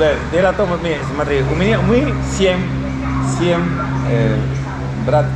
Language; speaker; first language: Russian; non-native, learner; Spanish